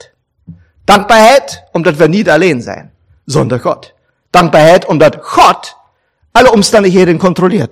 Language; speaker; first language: Dutch; non-native, fluent; German